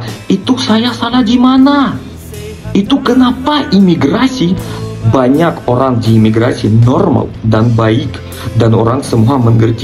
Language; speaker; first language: Indonesian; non-native, learner; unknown